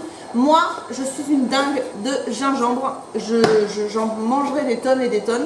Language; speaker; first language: French; native; French